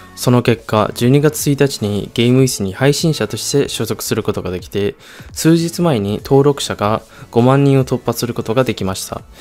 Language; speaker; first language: Japanese; early bilingual, heritage; Japanese